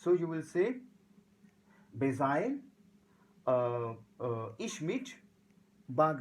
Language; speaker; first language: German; non-native, learner; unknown